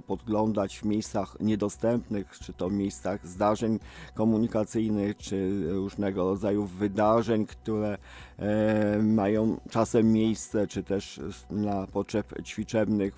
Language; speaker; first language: Polish; native; Polish